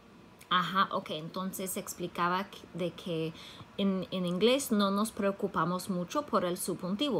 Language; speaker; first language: Spanish; non-native, fluent; English